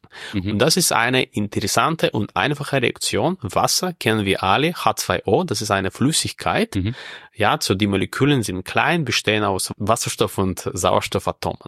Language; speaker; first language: German; non-native, fluent; Russian